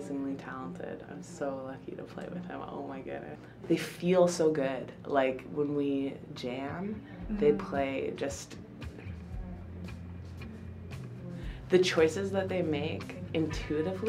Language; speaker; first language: English; native; English